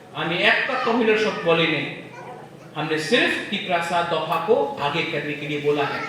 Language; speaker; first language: Hindi; non-native, local second language; Bangla